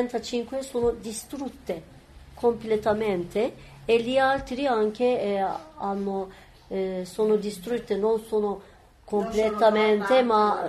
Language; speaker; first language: Italian; non-native, learner; Turkish